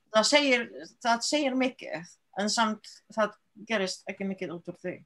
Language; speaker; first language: Icelandic; early bilingual, other home language; French